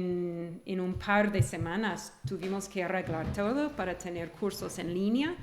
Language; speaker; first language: Spanish; non-native, fluent; English